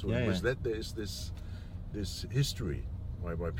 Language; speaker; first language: English; non-native, fluent; German